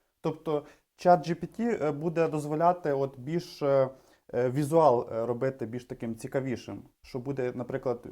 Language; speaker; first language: Ukrainian; native; Ukrainian